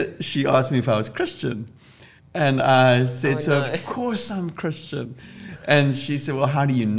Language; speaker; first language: English; native; English